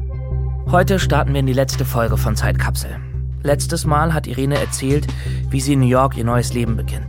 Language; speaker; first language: German; native; German